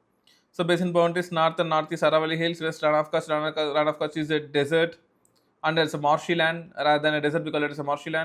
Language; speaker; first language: English; non-native, local second language; Telugu